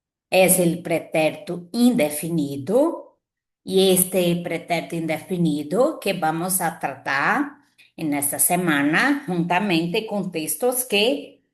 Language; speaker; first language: Spanish; non-native, fluent; Portuguese